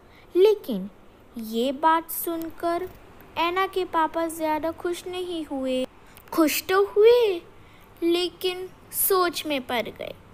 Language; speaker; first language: Hindi; native; Hindi